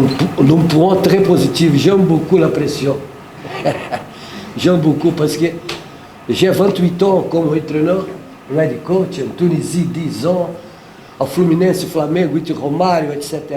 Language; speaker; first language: French; non-native, fluent; Portuguese